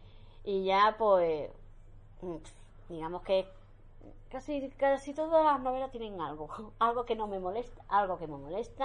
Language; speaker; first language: Spanish; native; Spanish